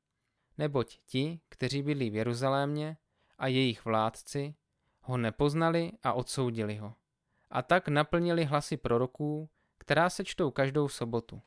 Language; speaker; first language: Czech; native; Czech